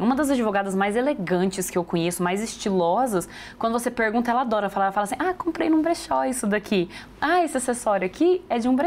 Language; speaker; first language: Portuguese; native; Portuguese